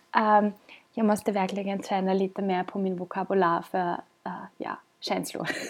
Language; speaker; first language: Swedish; non-native, fluent; German